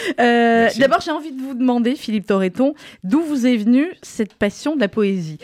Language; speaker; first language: French; native; French